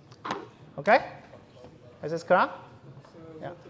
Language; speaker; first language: German; non-native, learner; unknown